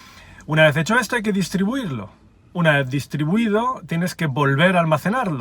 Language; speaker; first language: Spanish; native; Spanish